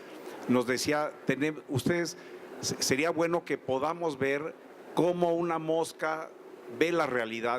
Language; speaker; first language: Spanish; native; Spanish